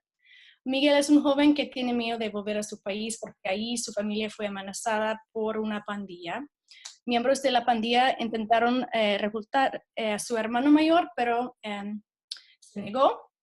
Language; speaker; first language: Spanish; non-native, fluent; English